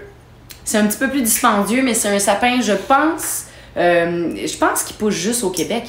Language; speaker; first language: French; native; French